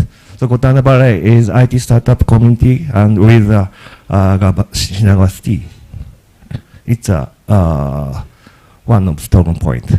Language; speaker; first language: English; non-native, learner; Japanese